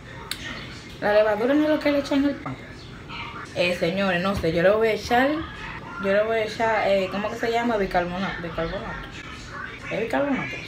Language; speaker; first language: Spanish; native; Spanish